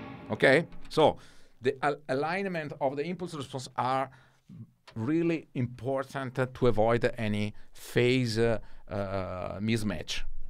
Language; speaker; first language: English; non-native, fluent; Italian